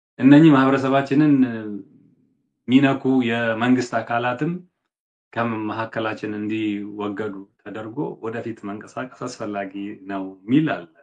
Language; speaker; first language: Amharic; non-native, local second language; Oromo